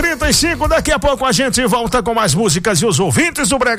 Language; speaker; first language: Portuguese; native; Portuguese